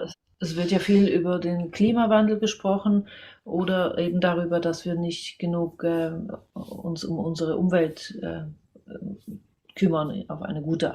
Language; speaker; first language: German; non-native, fluent; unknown